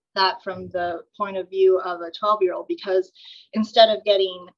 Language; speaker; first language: English; native; English